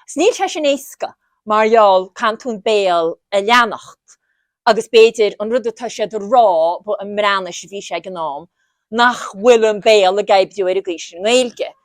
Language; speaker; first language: Irish; native; Irish